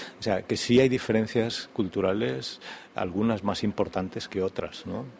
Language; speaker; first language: Spanish; native; Spanish